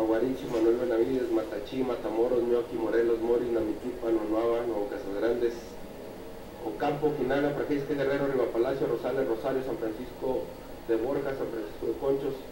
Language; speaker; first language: Spanish; native; Spanish